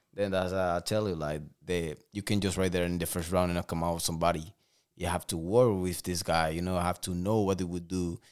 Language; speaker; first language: English; non-native, learner; Spanish